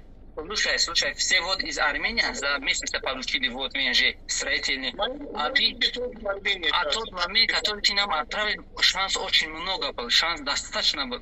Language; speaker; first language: Russian; non-native, learner; Tajik